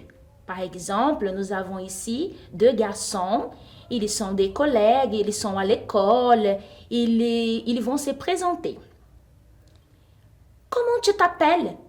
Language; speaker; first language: French; non-native, fluent; Portuguese